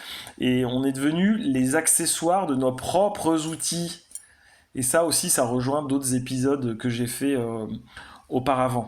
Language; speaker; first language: French; native; French